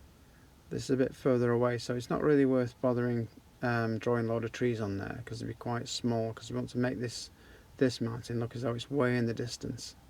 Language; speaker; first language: English; native; English